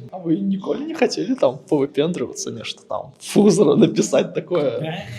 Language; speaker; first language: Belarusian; non-native, local second language; Russian